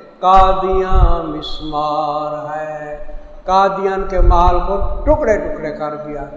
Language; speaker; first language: Urdu; non-native, local second language; Saraiki